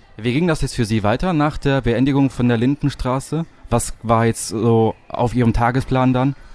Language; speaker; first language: German; native; German